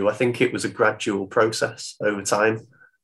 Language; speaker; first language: English; native; English